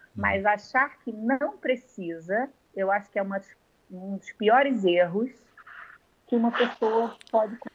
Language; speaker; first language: Portuguese; native; Portuguese